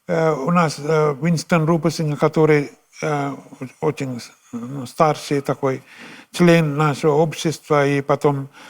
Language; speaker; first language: Russian; non-native, fluent; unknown